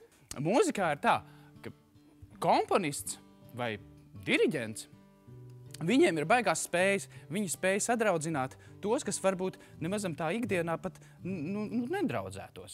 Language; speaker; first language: Latvian; native; Latvian